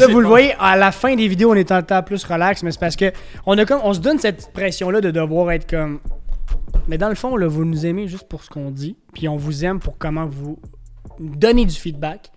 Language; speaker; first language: French; native; French